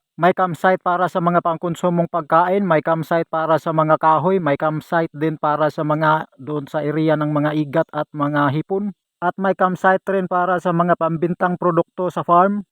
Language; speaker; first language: Filipino; non-native, local second language; Cebuano